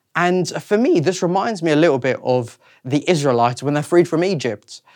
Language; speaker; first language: English; native; English